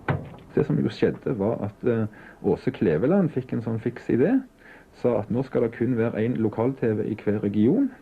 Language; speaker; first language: Norwegian; native; Norwegian